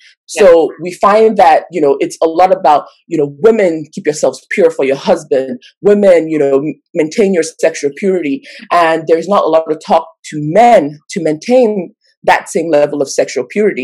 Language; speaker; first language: English; non-native, local second language; Yoruba